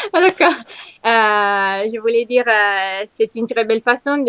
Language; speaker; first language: French; non-native, learner; Italian